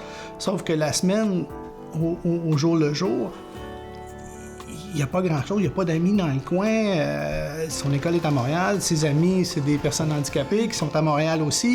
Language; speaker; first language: French; native; French